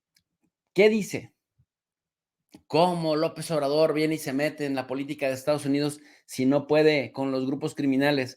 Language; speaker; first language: Spanish; native; Spanish